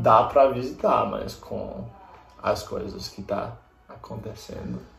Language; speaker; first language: Portuguese; non-native, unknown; English